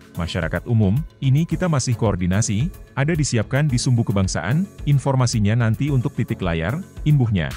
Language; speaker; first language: Indonesian; native; Indonesian